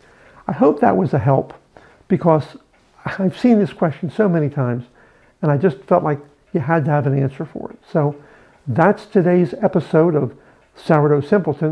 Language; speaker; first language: English; native; English